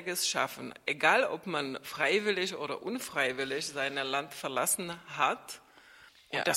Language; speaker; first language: German; non-native, fluent; Czech